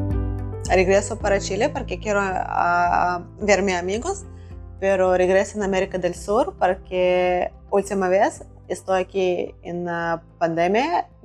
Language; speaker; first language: Spanish; non-native, learner; Russian